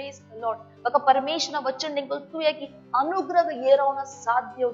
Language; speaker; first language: English; non-native, local second language; Tulu